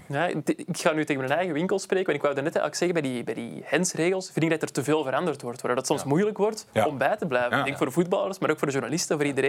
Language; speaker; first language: Dutch; native; Dutch